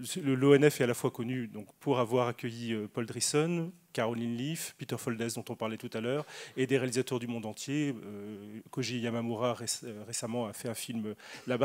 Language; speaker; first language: French; native; French